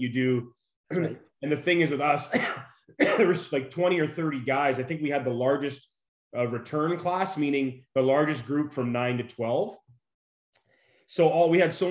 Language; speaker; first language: English; native; English